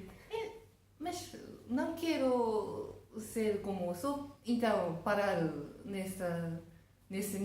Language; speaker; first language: Portuguese; non-native, fluent; Japanese